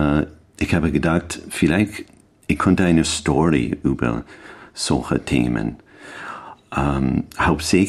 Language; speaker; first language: German; non-native, learner; English